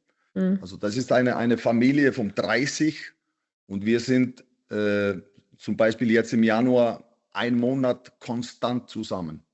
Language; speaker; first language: German; non-native, fluent; Icelandic